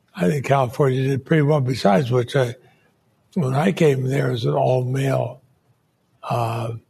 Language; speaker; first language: English; native; English